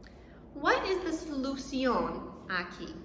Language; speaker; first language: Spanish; non-native, fluent; English